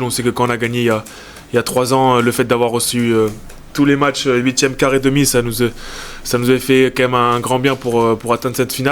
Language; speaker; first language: French; native; French